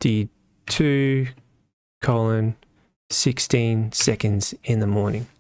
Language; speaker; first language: English; native; English